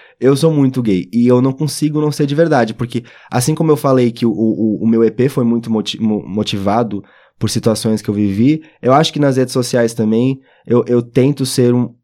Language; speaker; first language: Portuguese; native; Portuguese